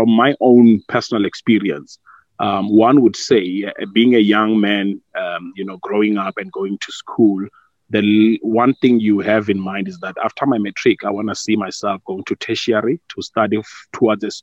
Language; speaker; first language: English; non-native, local second language; Venda